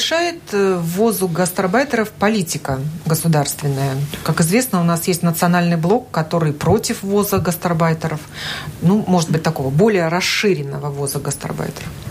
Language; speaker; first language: Russian; native; Russian